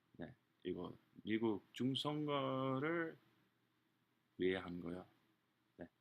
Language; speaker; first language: Korean; non-native, fluent; English